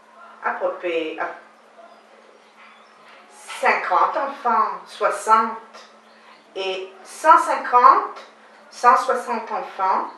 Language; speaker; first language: French; non-native, learner; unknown